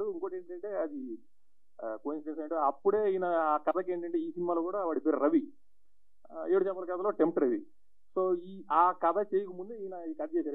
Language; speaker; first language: Telugu; native; Telugu